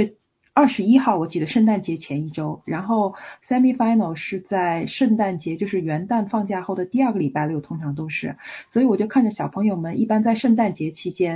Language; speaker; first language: Chinese; native; Chinese